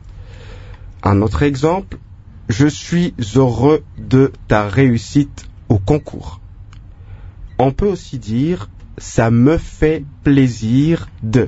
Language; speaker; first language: French; non-native, local second language; Lingala